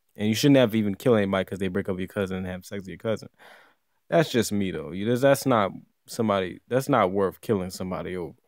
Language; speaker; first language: English; native; English